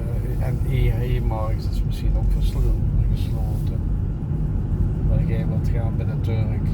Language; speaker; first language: Dutch; native; Dutch